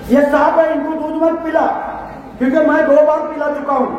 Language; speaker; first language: Hindi; non-native, local second language; Marathi